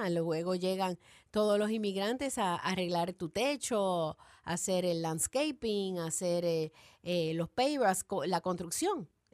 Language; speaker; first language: Spanish; native; Spanish